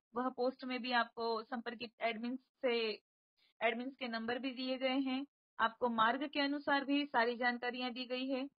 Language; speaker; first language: Hindi; non-native, local second language; Marathi